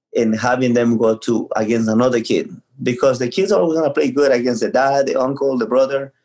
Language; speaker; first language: English; early bilingual, other home language; Spanish